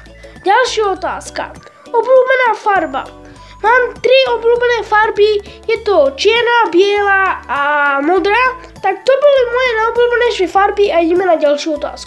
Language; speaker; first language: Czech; non-native, learner; Slovak